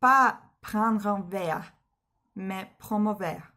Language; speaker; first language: French; non-native, learner; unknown